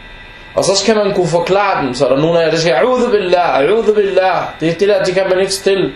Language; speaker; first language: Danish; non-native, fluent; Arabic